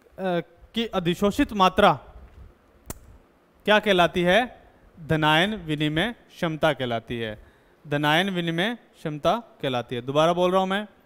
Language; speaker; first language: Hindi; native; Hindi